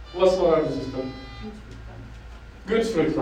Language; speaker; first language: Swedish; non-native, fluent; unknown